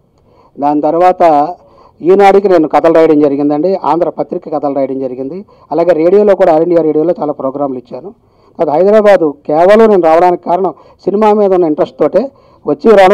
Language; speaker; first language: Telugu; native; Telugu